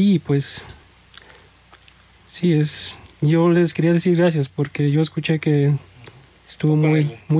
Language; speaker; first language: Spanish; native; Spanish